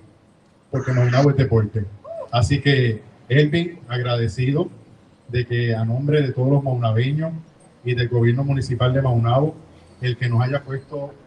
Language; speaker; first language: Spanish; native; Spanish